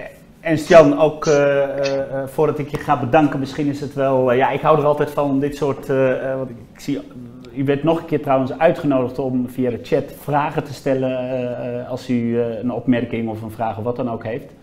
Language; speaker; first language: Dutch; native; Dutch